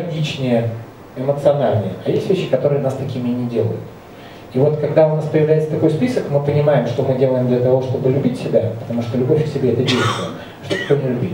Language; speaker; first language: Russian; native; Russian